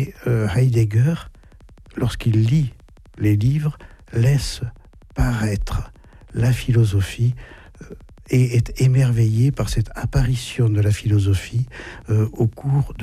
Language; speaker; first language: French; native; French